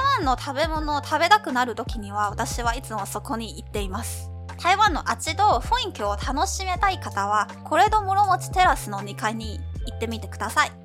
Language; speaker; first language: Japanese; non-native, fluent; Chinese